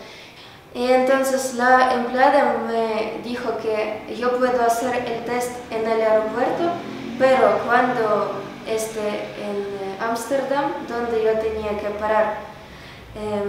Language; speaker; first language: Spanish; non-native, learner; Ukrainian